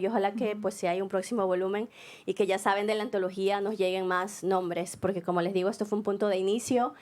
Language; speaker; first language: Spanish; native; Spanish